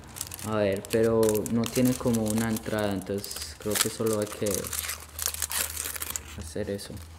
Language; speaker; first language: Spanish; early bilingual, heritage; Spanish